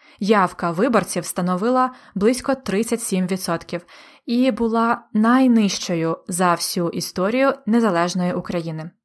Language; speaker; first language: Ukrainian; native; Ukrainian